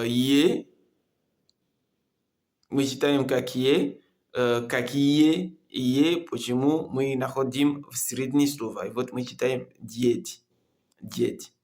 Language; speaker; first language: Russian; non-native, learner; Comorian